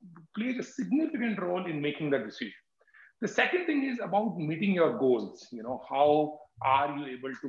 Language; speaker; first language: English; non-native, local second language; Hindi